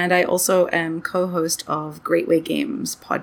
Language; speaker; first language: English; native; English